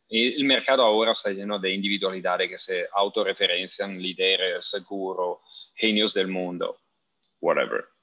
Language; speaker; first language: Spanish; non-native, fluent; Italian